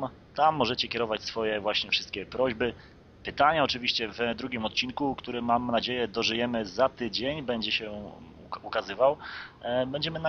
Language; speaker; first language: Polish; native; Polish